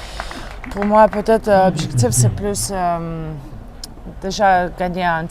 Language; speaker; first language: French; non-native, fluent; Russian